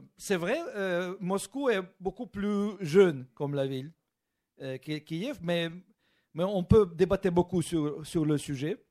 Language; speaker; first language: French; non-native, fluent; Russian